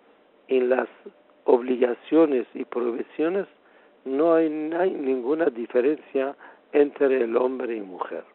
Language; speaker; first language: Spanish; non-native, fluent; Persian